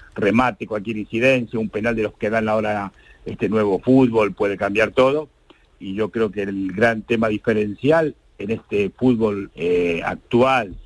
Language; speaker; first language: Spanish; native; Spanish